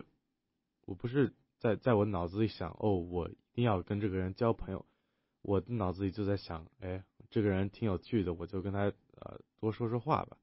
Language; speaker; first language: Chinese; early bilingual, heritage; Chinese